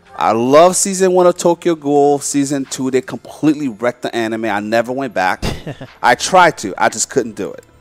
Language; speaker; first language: English; native; English